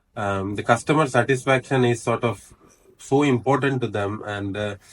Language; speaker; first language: English; non-native, local second language; Malayalam